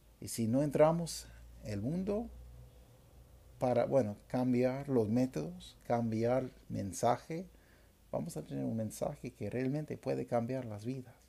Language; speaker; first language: Spanish; non-native, fluent; English